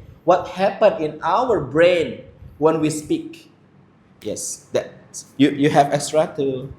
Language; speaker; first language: English; non-native, fluent; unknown